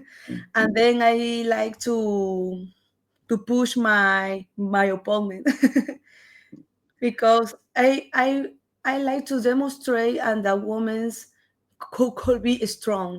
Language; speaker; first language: English; non-native, learner; Spanish